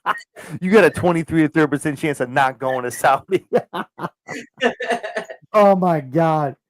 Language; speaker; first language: English; native; English